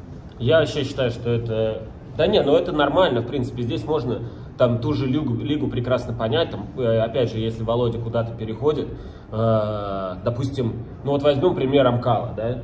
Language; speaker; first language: Russian; native; Russian